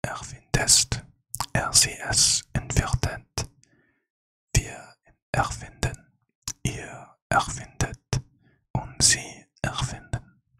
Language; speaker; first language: German; non-native, learner; English